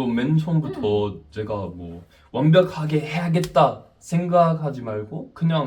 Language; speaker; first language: Korean; non-native, fluent; English